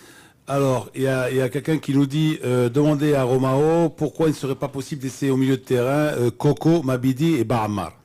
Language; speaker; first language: French; non-native, local second language; Arabic